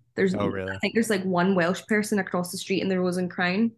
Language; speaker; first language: English; native; English